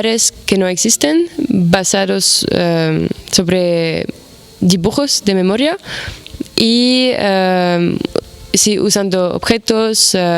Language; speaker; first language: Spanish; non-native, fluent; Arabic